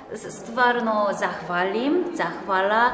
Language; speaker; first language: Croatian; non-native, learner; Korean